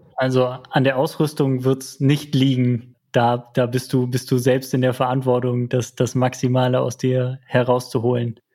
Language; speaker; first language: German; native; German